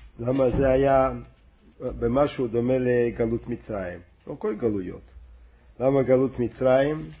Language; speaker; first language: Hebrew; non-native, fluent; Russian